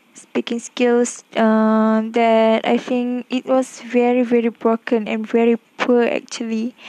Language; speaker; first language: English; non-native, local second language; Malay